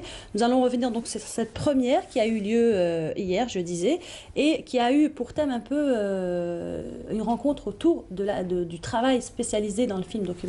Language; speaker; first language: French; native; French